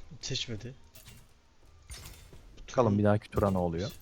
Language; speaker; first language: Turkish; native; Turkish